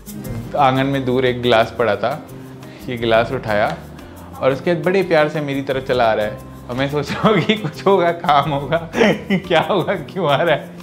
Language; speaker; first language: Hindi; native; Hindi